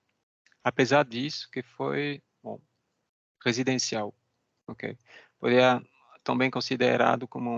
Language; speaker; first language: Portuguese; non-native, fluent; French